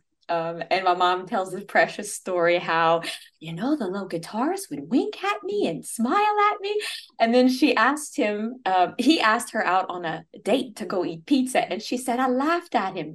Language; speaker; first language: English; native; English